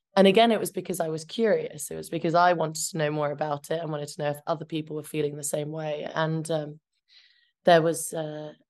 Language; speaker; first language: English; early bilingual, other home language; Albanian